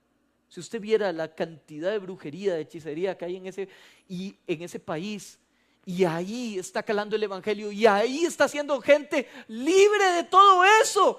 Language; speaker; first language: Spanish; native; Spanish